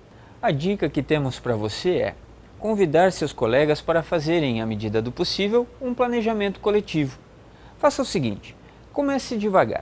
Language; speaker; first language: Portuguese; native; Portuguese